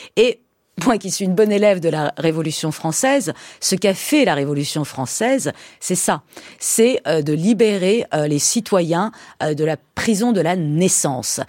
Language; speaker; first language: French; early bilingual, other home language; Persian